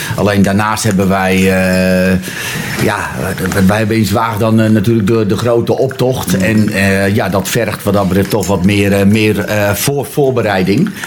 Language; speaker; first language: Dutch; native; Dutch